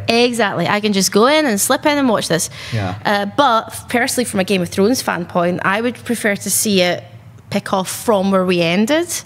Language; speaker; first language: English; native; English